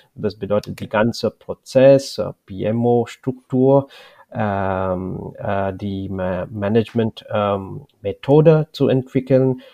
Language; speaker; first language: German; non-native, learner; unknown